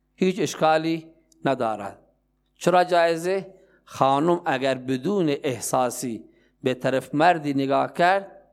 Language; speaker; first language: Persian; non-native, local second language; Baluchi